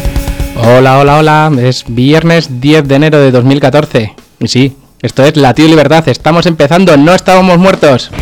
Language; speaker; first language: Spanish; native; Spanish